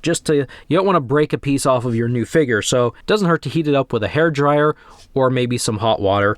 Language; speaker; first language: English; native; English